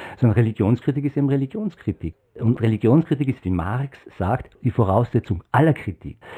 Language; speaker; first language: German; non-native, fluent; Persian